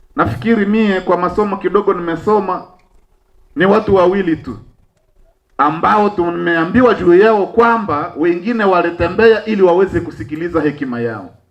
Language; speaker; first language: Swahili; non-native, local second language; Nande